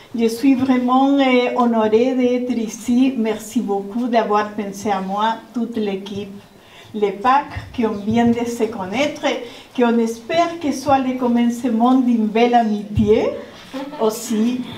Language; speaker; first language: French; non-native, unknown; Spanish